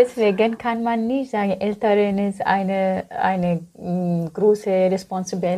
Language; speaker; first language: German; non-native, learner; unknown